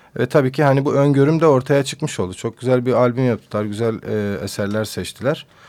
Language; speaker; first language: Turkish; non-native, local second language; Kurdish